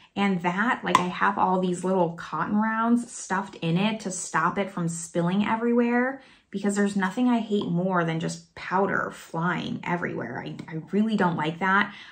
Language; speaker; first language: English; native; English